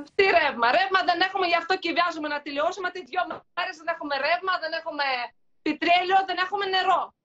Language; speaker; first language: Greek; early bilingual, heritage; Greek